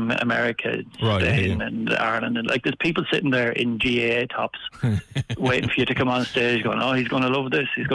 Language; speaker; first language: English; native; English